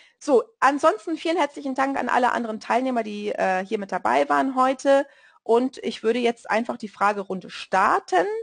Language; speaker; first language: German; non-native, fluent; Portuguese